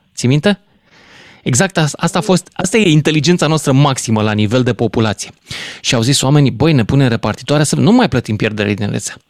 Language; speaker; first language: Romanian; native; Romanian